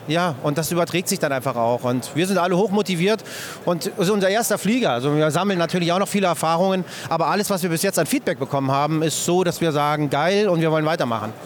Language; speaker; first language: German; native; German